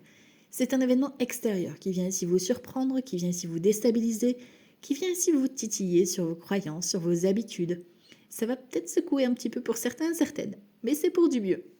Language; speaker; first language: French; native; French